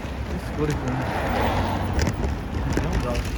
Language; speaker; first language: Russian; early bilingual, other home language; Tajik